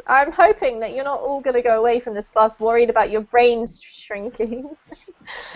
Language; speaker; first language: English; native; English